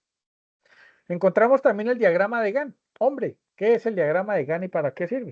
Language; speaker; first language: Spanish; native; Spanish